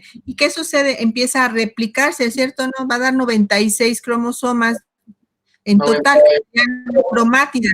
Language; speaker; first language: Spanish; native; Spanish